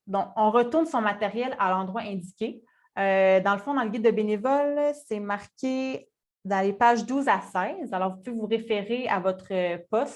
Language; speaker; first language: French; native; French